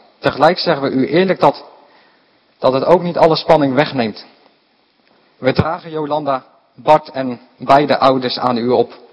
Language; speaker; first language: Dutch; native; Dutch